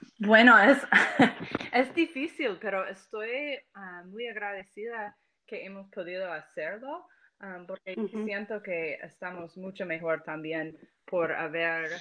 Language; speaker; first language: Spanish; non-native, fluent; English